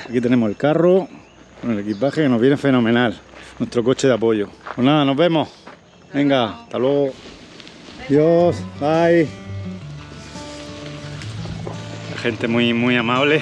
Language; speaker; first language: Spanish; native; Spanish